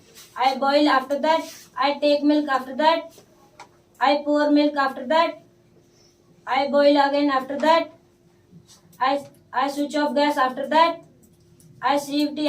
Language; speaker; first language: English; non-native, learner; Hindi